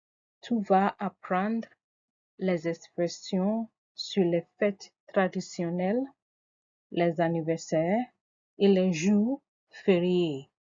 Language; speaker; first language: French; non-native, fluent; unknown